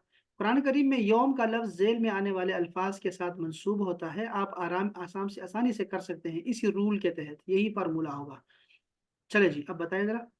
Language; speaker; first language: Urdu; native; Urdu